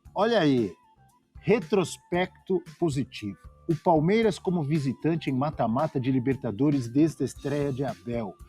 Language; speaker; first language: Portuguese; native; Portuguese